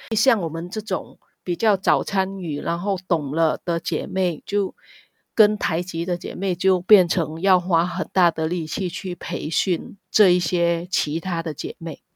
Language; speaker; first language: Chinese; non-native, fluent; Vietnamese